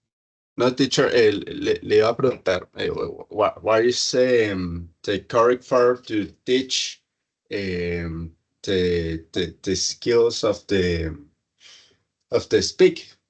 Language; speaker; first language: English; non-native, learner; Spanish